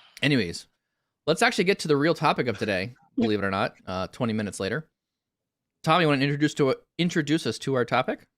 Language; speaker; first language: English; native; English